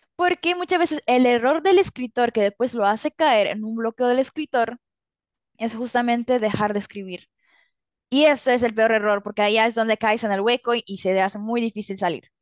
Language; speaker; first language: Spanish; early bilingual, other home language; Italian